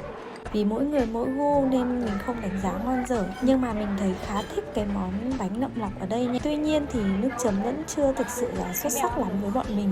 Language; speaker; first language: Vietnamese; native; Vietnamese